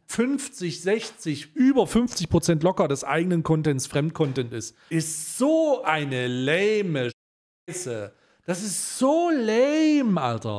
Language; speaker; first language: German; native; German